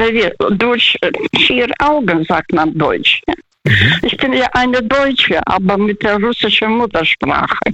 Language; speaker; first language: German; non-native, fluent; Russian